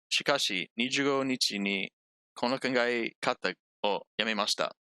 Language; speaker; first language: Japanese; non-native, learner; English